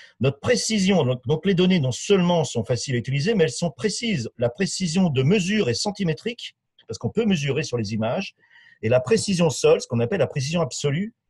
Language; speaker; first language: French; native; French